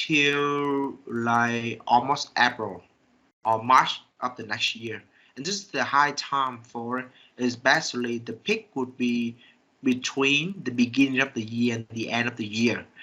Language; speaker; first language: English; non-native, fluent; Vietnamese